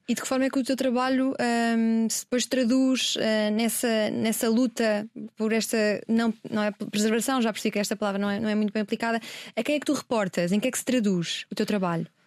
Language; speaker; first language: Portuguese; native; Portuguese